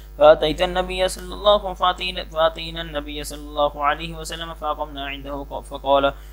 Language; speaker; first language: Arabic; non-native, fluent; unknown